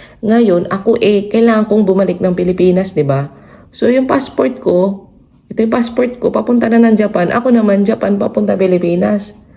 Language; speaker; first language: Filipino; non-native, local second language; Cebuano